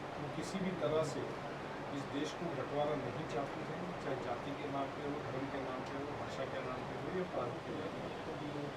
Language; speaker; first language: Hindi; non-native, local second language; Marathi